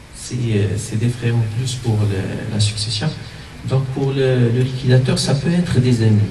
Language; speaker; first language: French; non-native, local second language; Arabic